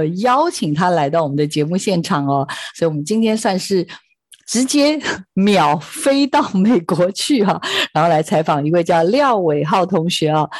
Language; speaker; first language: Chinese; native; Chinese